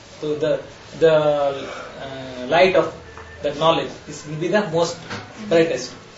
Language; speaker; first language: English; non-native, local second language; Hindi